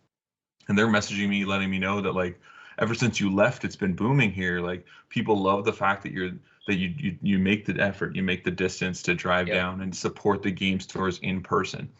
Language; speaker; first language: English; native; English